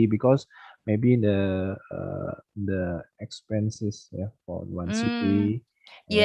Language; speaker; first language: English; non-native, fluent; Indonesian